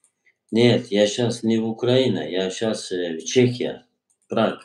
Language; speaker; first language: Russian; non-native, learner; Turkish